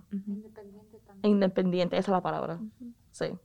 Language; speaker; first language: Spanish; early bilingual, heritage; Spanish